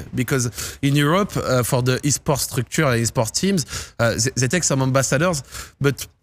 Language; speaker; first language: English; non-native, fluent; French